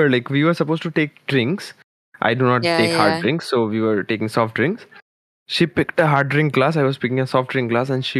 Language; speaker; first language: English; non-native, local second language; Bangla